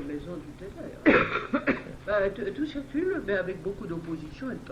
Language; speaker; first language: French; native; French